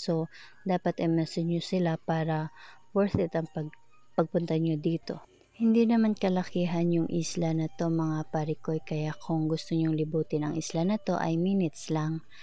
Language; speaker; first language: Filipino; non-native, local second language; Cebuano